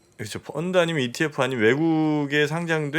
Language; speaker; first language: Korean; native; Korean